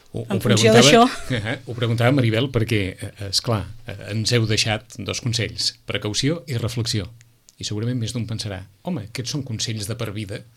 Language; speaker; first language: Catalan; native; Catalan